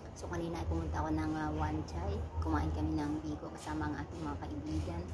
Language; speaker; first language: Filipino; native; Filipino